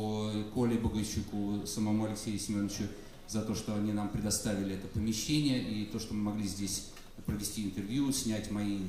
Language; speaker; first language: Russian; native; Russian